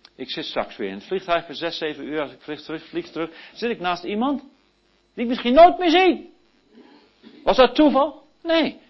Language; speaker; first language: Dutch; early bilingual, heritage; Dutch